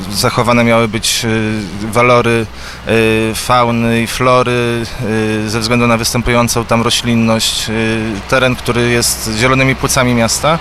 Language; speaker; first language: Polish; native; Polish